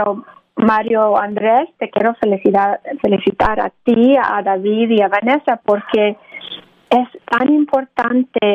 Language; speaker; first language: Spanish; early bilingual, other home language; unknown